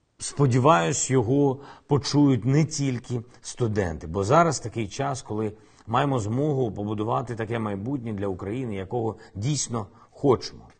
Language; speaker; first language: Ukrainian; non-native, local second language; Russian